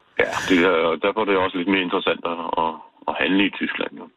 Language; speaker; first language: Danish; native; Danish